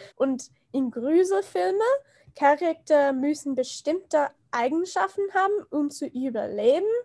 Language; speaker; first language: German; non-native, learner; English